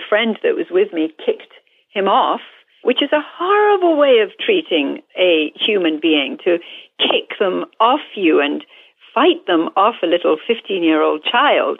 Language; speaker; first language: English; native; English